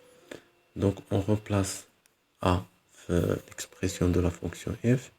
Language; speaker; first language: French; non-native, local second language; Arabic